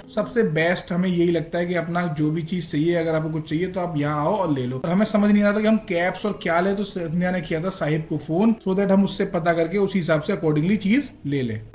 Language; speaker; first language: Hindi; native; Hindi